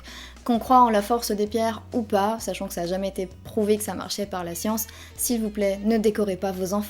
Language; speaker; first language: French; native; French